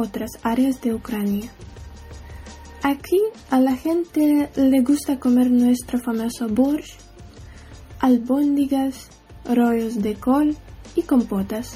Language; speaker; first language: Spanish; non-native, learner; Ukrainian